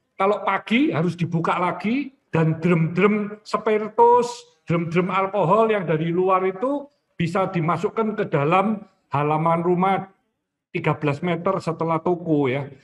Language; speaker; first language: Indonesian; native; Indonesian